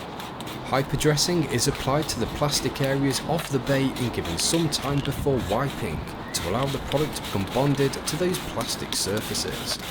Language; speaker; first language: English; native; English